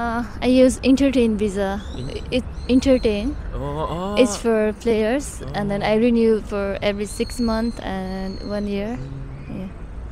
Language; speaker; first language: English; non-native, fluent; Nepali